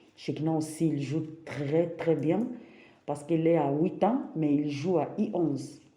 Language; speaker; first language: French; non-native, local second language; Lingala